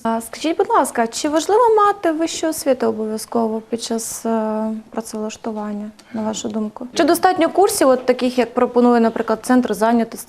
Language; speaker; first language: Ukrainian; native; Ukrainian